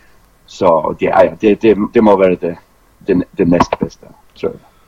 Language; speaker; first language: Danish; non-native, local second language; Faroese